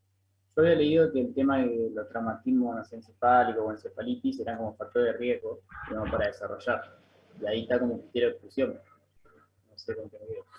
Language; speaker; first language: Spanish; native; Spanish